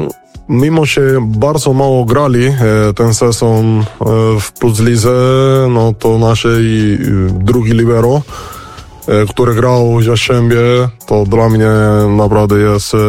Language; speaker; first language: Polish; non-native, fluent; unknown